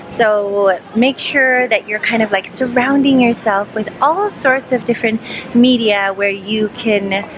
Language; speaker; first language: English; native; English